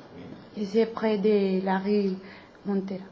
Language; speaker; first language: French; non-native, learner; Spanish